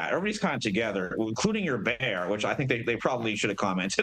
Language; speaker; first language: English; native; English